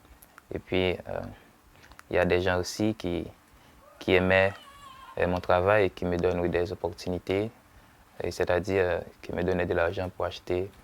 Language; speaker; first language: French; non-native, local second language; Haitian Creole